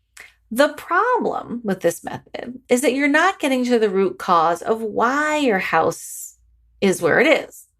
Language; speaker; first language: English; native; English